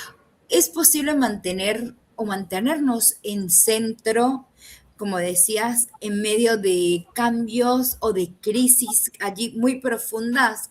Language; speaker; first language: Spanish; native; Spanish